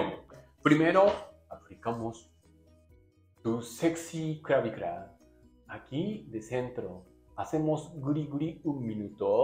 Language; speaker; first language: Spanish; non-native, learner; Japanese